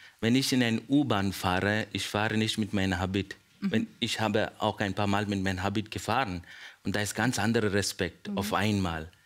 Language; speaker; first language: German; non-native, fluent; Kannada